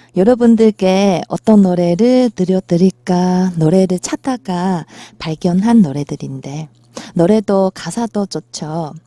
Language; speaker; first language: Korean; non-native, fluent; Chinese